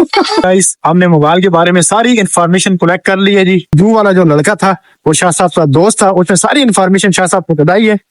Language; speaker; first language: Urdu; non-native, local second language; Punjabi